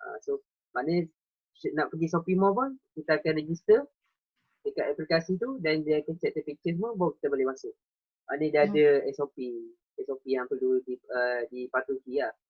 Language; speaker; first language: Malay; native; Malay